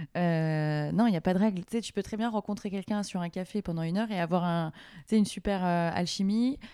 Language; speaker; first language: French; native; French